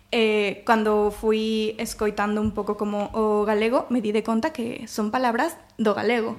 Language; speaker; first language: Galician; non-native, learner; Spanish